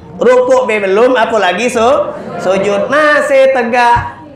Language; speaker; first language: Indonesian; native; Indonesian